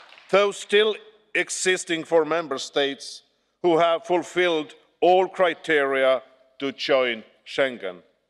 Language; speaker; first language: English; non-native, fluent; Estonian